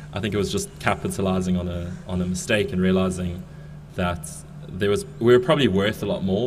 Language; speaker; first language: English; native; English